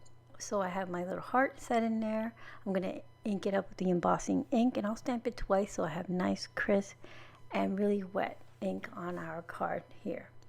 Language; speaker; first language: English; native; English